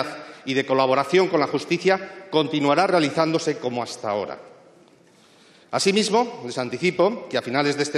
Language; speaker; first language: Spanish; native; Spanish